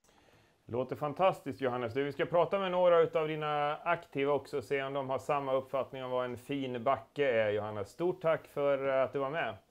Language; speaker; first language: Swedish; native; Swedish